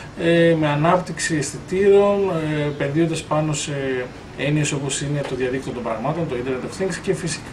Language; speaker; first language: Greek; native; Greek